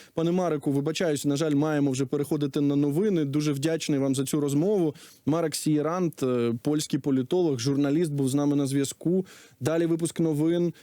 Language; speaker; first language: Ukrainian; native; Ukrainian